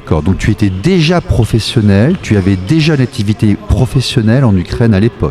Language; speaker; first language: French; native; French